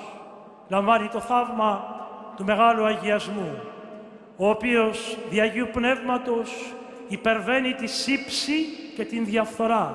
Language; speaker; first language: Greek; native; Greek